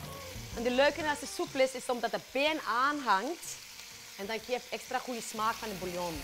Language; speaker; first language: Dutch; non-native, fluent; Icelandic